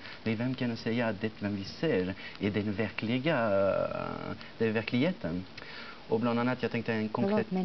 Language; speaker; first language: Swedish; non-native, fluent; French